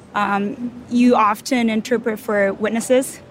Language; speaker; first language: English; non-native, fluent; Japanese